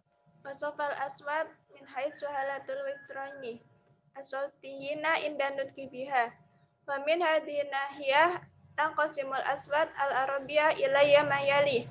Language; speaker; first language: Arabic; non-native, learner; Indonesian